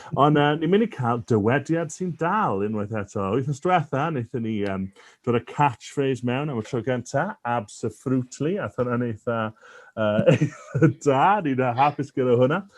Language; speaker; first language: Welsh; native; Welsh